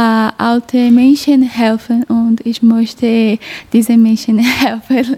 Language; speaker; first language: German; non-native, learner; Portuguese